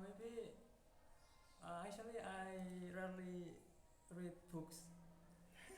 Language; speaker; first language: English; non-native, learner; Indonesian